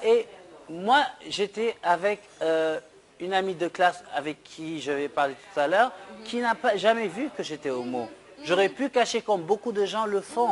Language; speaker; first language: French; non-native, local second language; Wolof